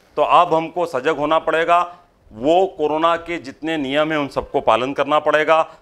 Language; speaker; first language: Hindi; native; Hindi